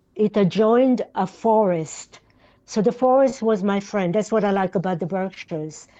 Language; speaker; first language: English; non-native, fluent; Yiddish